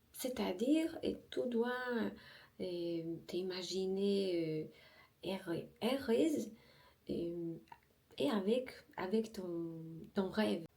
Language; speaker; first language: French; non-native, learner; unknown